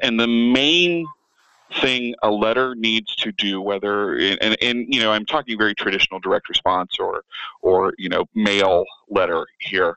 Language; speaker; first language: English; native; English